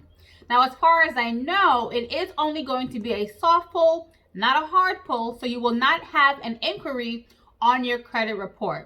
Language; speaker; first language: English; native; English